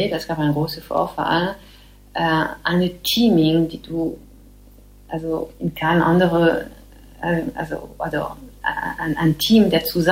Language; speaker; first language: German; non-native, fluent; French